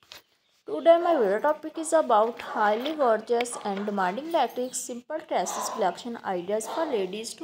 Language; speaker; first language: English; non-native, local second language; Urdu